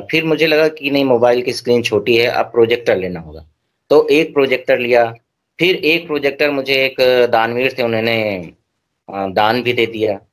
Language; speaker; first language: Hindi; native; Hindi